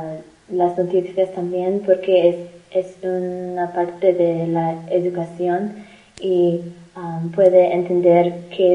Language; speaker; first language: Spanish; non-native, learner; English